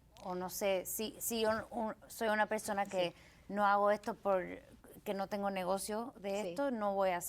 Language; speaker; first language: Spanish; early bilingual, heritage; Spanish